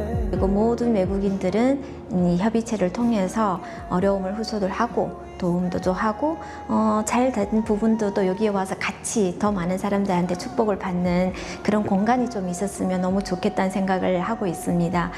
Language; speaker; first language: Korean; non-native, fluent; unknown